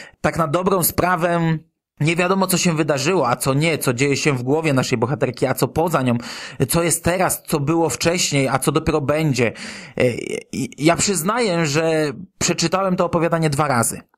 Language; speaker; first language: Polish; native; Polish